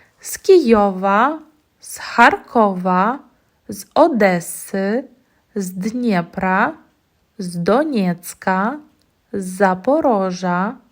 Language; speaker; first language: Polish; non-native, fluent; Ukrainian